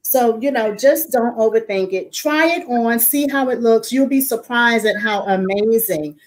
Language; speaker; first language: English; native; English